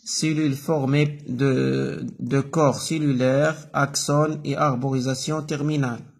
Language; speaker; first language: French; non-native, local second language; Arabic